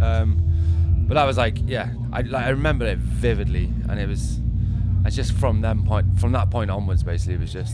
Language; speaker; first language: English; native; English